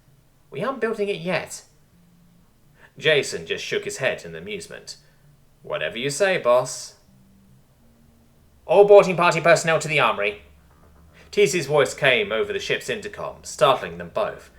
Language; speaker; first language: English; native; English